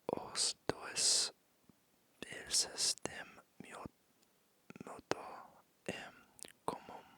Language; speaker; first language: Portuguese; non-native, learner; English